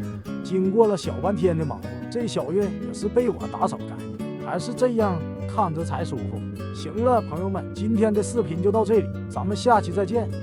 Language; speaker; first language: Chinese; native; Chinese